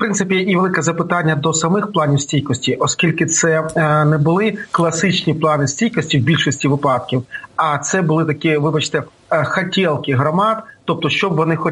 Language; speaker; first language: Ukrainian; native; Ukrainian